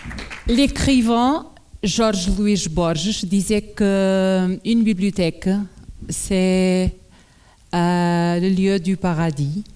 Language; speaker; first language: French; non-native, learner; Portuguese